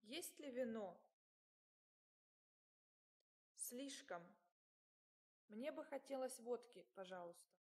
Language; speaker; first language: Russian; non-native, learner; English